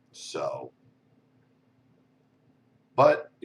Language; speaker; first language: English; native; English